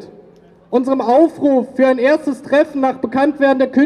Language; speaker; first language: German; native; German